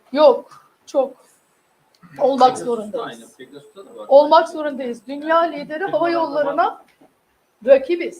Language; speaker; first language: Turkish; native; Turkish